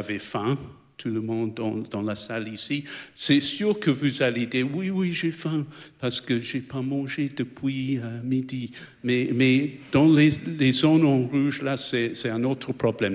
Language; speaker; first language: French; non-native, fluent; English